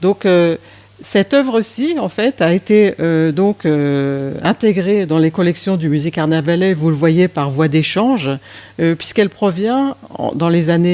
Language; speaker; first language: French; native; French